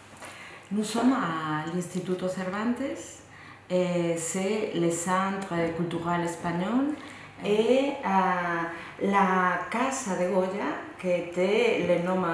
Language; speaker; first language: French; non-native, fluent; Spanish